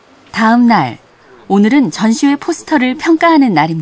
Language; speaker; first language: Korean; native; Korean